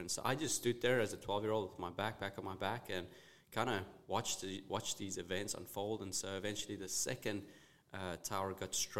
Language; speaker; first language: English; non-native, local second language; Afrikaans